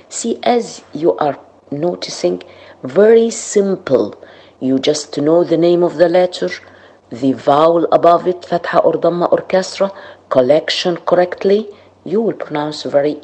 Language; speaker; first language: English; non-native, fluent; Arabic